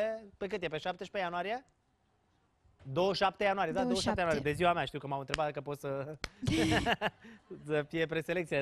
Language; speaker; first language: Romanian; native; Romanian